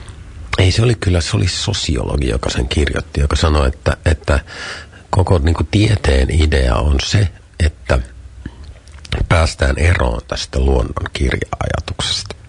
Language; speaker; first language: Finnish; native; Finnish